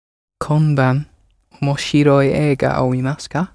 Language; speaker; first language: Japanese; non-native, learner; English